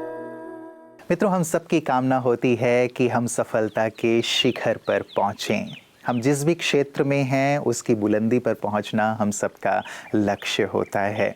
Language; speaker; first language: Hindi; native; Hindi